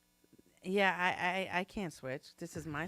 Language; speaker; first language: English; native; English